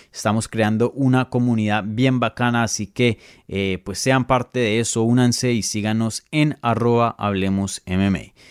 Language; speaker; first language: Spanish; native; Spanish